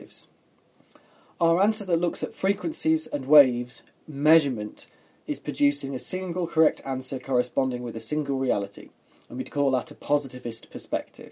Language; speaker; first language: English; native; English